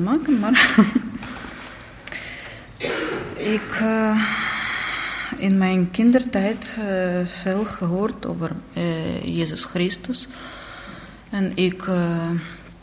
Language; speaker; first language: Dutch; non-native, learner; Russian